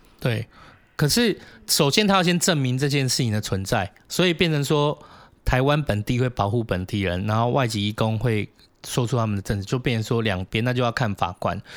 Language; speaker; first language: Chinese; native; Chinese